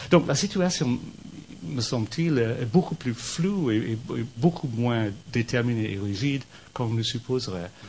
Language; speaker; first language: French; non-native, fluent; English